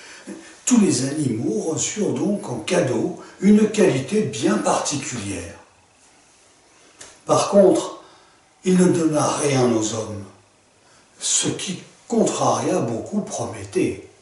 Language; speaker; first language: French; native; French